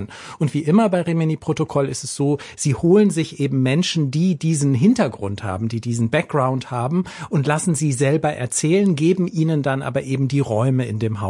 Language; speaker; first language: German; native; German